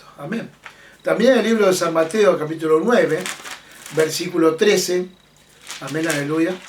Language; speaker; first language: Spanish; native; Spanish